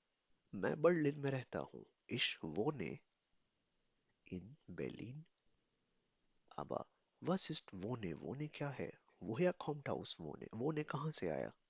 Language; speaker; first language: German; non-native, fluent; Urdu